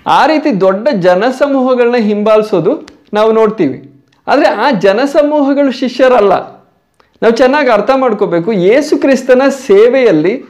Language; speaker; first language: Kannada; non-native, local second language; Malayalam